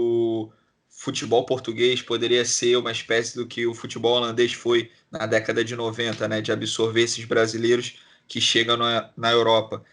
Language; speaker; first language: Portuguese; native; Portuguese